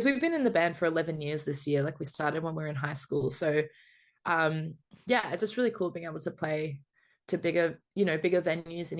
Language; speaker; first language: English; native; English